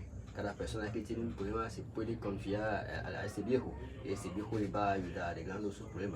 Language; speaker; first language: Spanish; non-native, learner; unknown